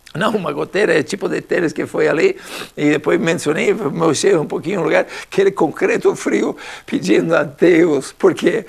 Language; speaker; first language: Portuguese; non-native, fluent; English